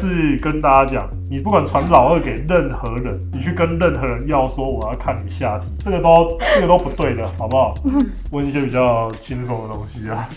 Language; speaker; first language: Chinese; native; Chinese